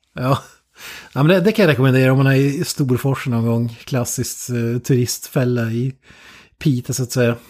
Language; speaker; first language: Swedish; native; Swedish